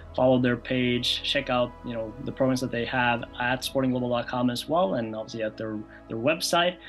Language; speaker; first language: English; non-native, fluent; Norwegian